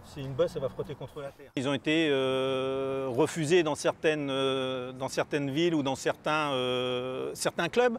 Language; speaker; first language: French; native; French